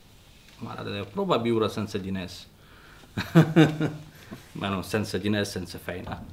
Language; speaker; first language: Catalan; non-native, learner; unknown